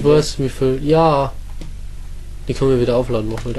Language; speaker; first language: German; native; German